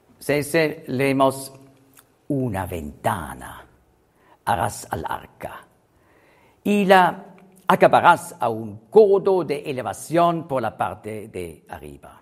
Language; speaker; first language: Spanish; non-native, learner; German